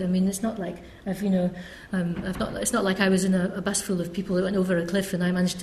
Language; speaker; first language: English; native; English